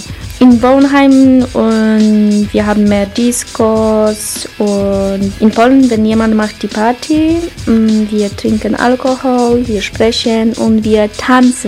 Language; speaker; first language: German; non-native, learner; Polish